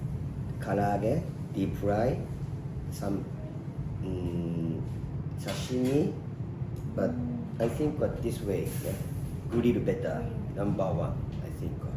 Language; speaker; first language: English; non-native, learner; Japanese